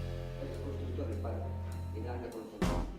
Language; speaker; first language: Spanish; non-native, local second language; Galician